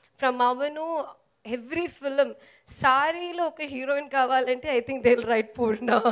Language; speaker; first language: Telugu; non-native, learner; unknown